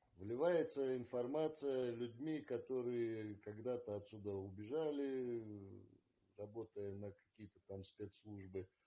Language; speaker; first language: Russian; native; Russian